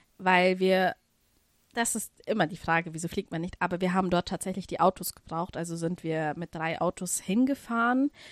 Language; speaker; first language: German; early bilingual, other home language; Russian